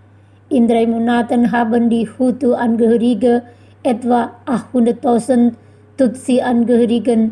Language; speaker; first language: German; non-native, fluent; Indonesian